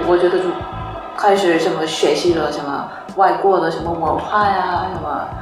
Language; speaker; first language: Chinese; non-native, learner; Korean